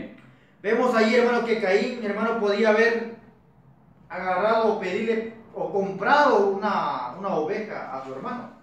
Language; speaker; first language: Spanish; native; Spanish